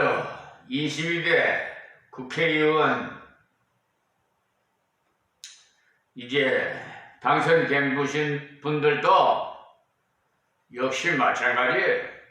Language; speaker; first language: Korean; native; Korean